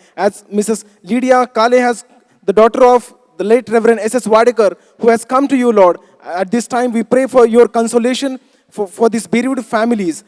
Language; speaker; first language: English; non-native, local second language; Marathi